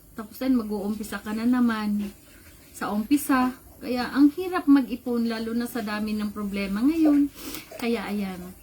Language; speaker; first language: Filipino; non-native, local second language; Cebuano